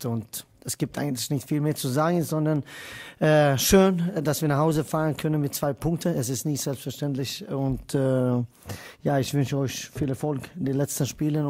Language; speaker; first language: German; non-native, fluent; Swedish